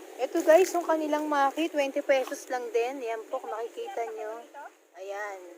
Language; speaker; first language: Filipino; non-native, local second language; Waray